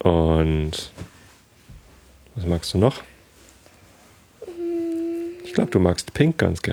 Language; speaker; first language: German; native; German